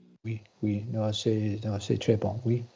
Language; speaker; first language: French; non-native, learner; English